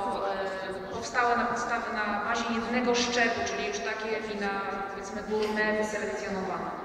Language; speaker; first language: Polish; native; Polish